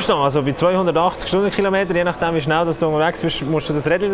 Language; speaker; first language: German; native; German